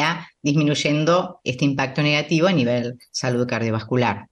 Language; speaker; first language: Spanish; native; Spanish